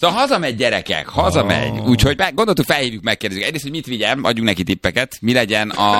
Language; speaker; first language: Hungarian; native; Hungarian